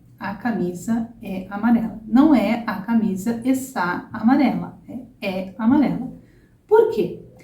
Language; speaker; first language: Portuguese; native; Portuguese